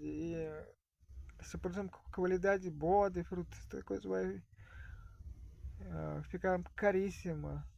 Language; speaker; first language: Portuguese; non-native, fluent; Russian